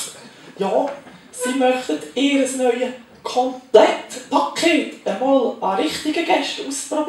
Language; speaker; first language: German; native; German